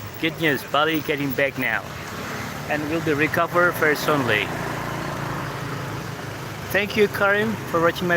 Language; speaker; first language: English; non-native, learner; Indonesian